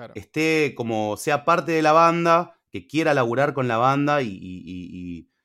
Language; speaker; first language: Spanish; early bilingual, other home language; English